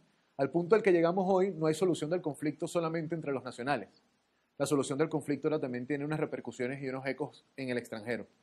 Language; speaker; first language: Spanish; native; Spanish